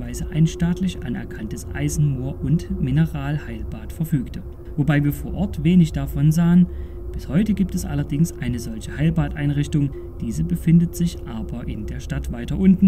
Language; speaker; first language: German; native; German